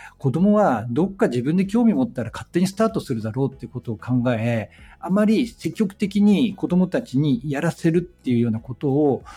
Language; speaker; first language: Japanese; native; Japanese